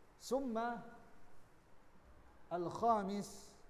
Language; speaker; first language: Arabic; non-native, learner; Indonesian